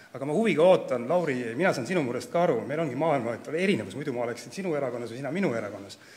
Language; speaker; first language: Estonian; native; Estonian